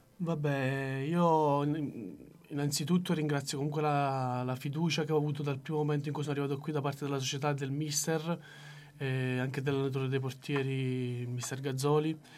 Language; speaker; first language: Italian; early bilingual, other home language; Ukrainian